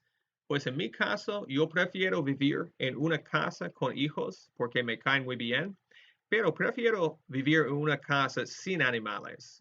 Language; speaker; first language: Spanish; non-native, fluent; English